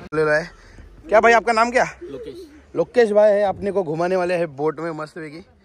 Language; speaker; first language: Hindi; non-native, local second language; Marathi